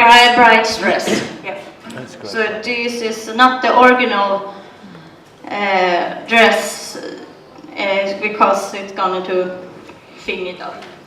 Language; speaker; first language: English; non-native, learner; Swedish